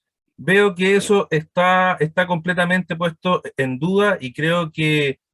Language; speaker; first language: Spanish; native; Spanish